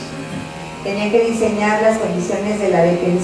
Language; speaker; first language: Spanish; native; Spanish